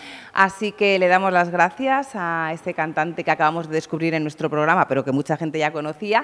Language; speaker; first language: Spanish; native; Spanish